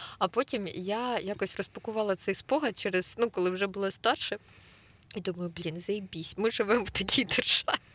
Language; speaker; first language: Ukrainian; native; Ukrainian